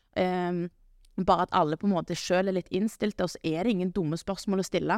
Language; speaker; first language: Norwegian; native; Norwegian